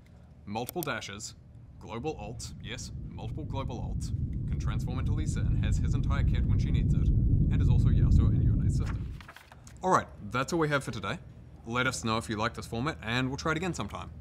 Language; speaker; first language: English; native; English